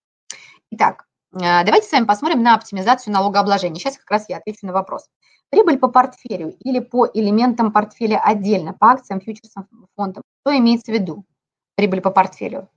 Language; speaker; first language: Russian; native; Russian